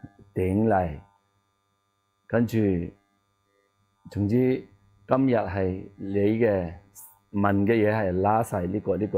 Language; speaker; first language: Cantonese; non-native, learner; Tibetan